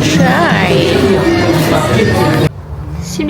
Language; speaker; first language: Turkish; non-native, learner; Indonesian